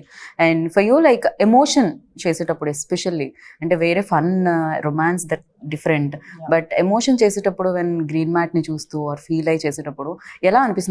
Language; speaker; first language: Telugu; native; Telugu